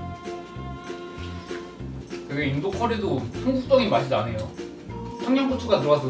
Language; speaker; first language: Korean; native; Korean